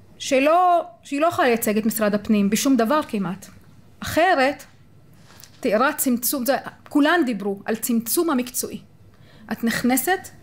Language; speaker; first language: Hebrew; non-native, local second language; Arabic